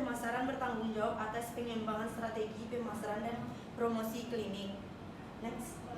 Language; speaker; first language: Indonesian; native; Indonesian